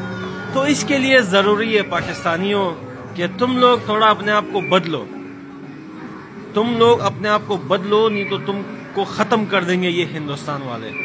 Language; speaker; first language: Hindi; non-native, fluent; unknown